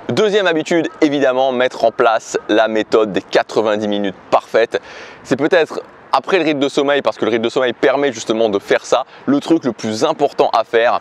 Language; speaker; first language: French; native; French